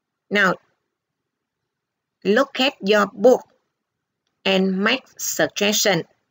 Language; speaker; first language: English; non-native, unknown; Vietnamese